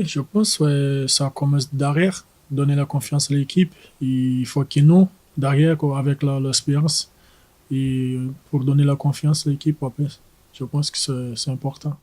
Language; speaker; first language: French; non-native, learner; Portuguese